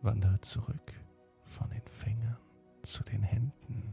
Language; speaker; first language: German; native; German